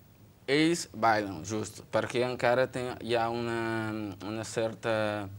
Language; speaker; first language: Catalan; non-native, learner; Portuguese